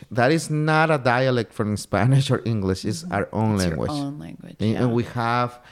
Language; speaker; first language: English; non-native, fluent; Spanish